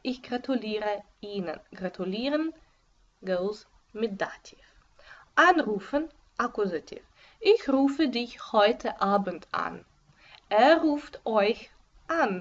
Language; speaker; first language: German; non-native, fluent; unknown